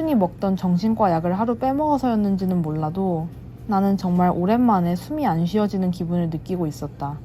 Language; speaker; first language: Korean; native; Korean